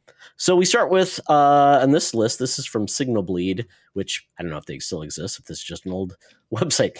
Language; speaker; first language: English; native; English